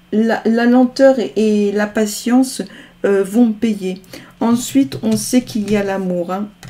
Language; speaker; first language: French; native; French